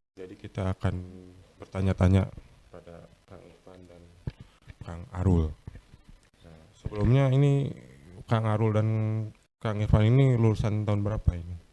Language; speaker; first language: Indonesian; native; Indonesian